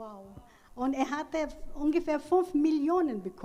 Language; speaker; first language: German; non-native, learner; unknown